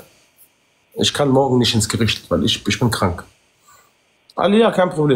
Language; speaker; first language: German; early bilingual, other home language; Arabic